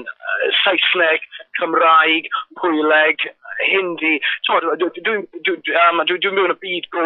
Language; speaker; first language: Welsh; non-native, local second language; English